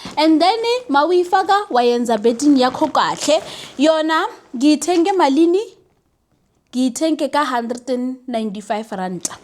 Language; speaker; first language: Zulu; non-native, local second language; Southern Sotho